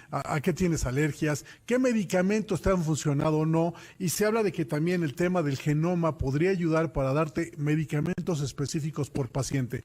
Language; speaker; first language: Spanish; native; Spanish